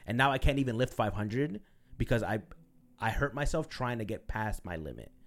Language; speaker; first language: English; early bilingual, other home language; Spanish